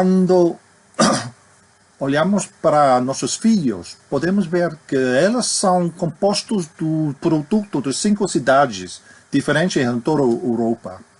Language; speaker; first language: Portuguese; non-native, fluent; English